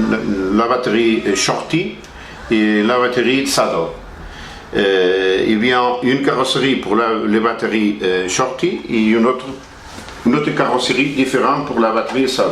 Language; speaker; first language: French; non-native, learner; Portuguese